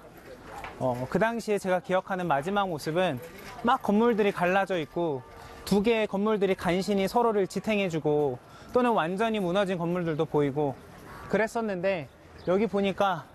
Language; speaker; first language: Korean; native; Korean